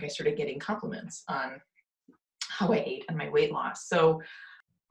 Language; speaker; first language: English; native; English